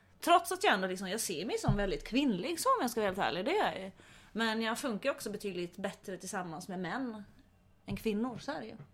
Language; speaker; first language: Swedish; native; Swedish